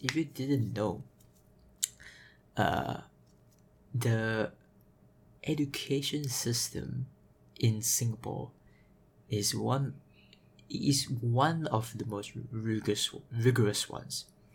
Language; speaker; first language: English; native; English